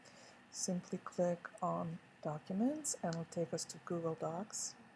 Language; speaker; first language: English; native; English